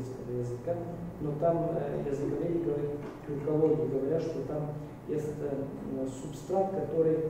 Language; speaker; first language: Russian; non-native, fluent; Bulgarian